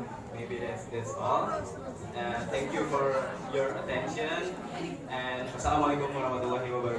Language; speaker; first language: English; non-native, learner; Indonesian